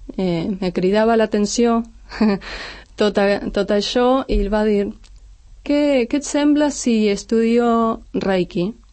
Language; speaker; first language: Catalan; non-native, fluent; Spanish